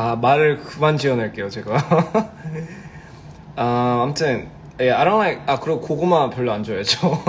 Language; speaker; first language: Korean; early bilingual, heritage; Korean